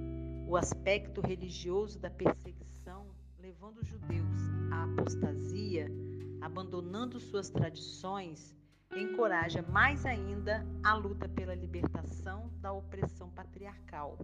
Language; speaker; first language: Portuguese; native; Portuguese